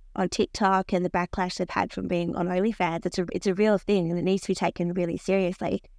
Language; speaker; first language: English; native; English